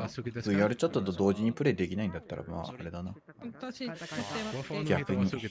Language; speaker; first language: Japanese; native; Japanese